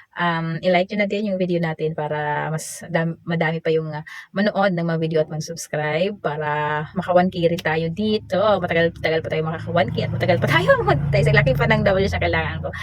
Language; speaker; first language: Filipino; non-native, local second language; Waray